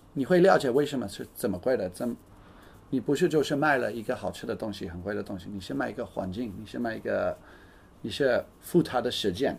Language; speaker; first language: Chinese; non-native, fluent; English